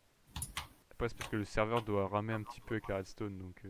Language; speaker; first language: French; native; French